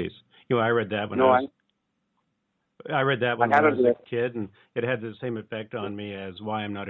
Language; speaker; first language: English; native; English